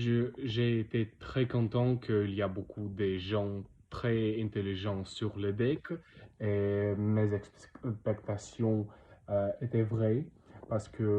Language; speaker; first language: French; non-native, learner; Russian